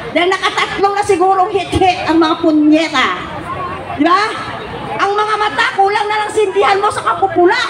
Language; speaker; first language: Filipino; native; Filipino